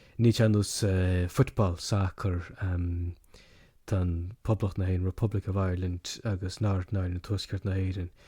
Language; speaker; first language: Irish; native; Irish